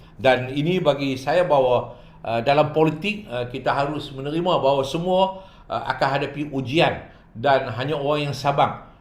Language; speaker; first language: Malay; native; Malay